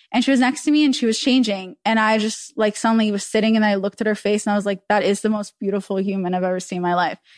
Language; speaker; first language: English; early bilingual, other home language; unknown